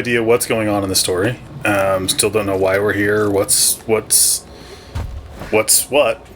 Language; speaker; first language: English; native; English